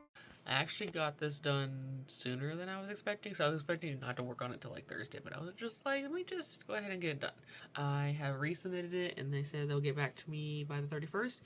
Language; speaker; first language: English; native; English